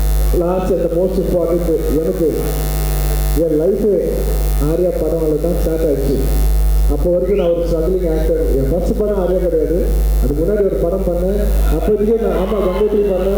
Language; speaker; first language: Tamil; non-native, local second language; Telugu